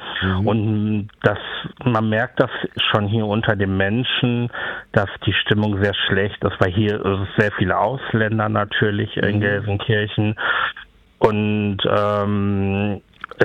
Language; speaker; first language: German; native; German